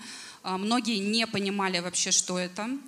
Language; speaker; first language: Russian; native; Russian